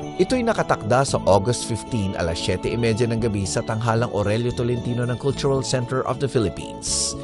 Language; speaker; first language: Filipino; native; Filipino